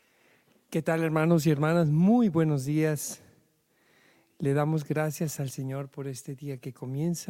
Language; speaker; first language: Spanish; native; Spanish